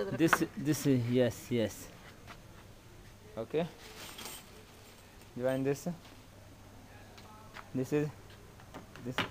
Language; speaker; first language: English; non-native, local second language; Hindi